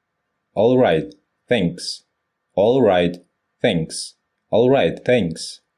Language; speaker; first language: English; non-native, fluent; Russian